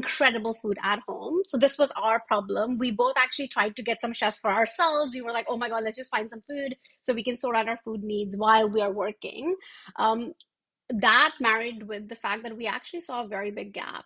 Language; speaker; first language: English; non-native, local second language; Hindi